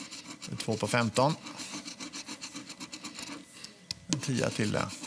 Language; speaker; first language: Swedish; native; Swedish